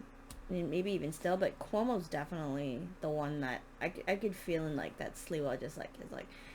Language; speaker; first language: English; native; English